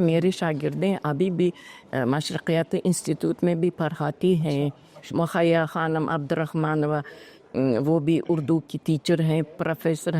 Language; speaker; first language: Hindi; non-native, fluent; Uzbek